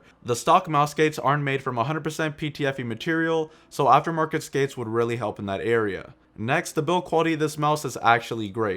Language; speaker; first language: English; native; English